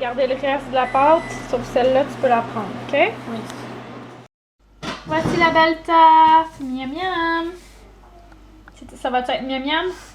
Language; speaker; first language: French; native; French